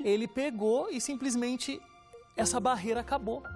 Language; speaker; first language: Portuguese; native; Portuguese